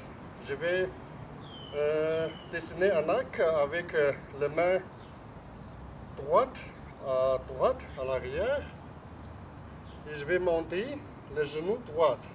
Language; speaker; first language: French; non-native, fluent; Chinese